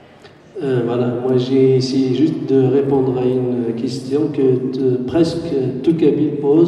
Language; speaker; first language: French; non-native, local second language; Kabyle